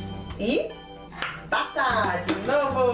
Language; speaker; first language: Portuguese; native; Portuguese